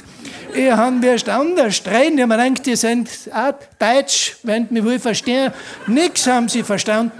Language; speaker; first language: German; native; German